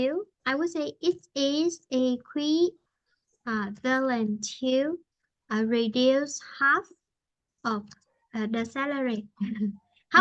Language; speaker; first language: English; non-native, fluent; Vietnamese